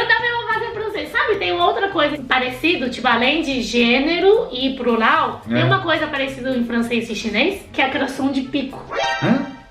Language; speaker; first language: Portuguese; non-native, fluent; Chinese